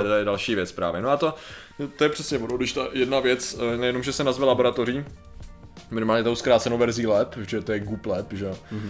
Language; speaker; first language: Czech; native; Czech